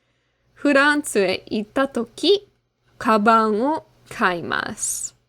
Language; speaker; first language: Japanese; non-native, fluent; English